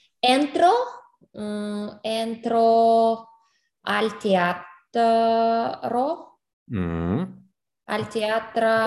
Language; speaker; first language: Spanish; non-native, learner; English